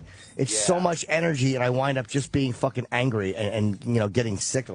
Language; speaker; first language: English; native; English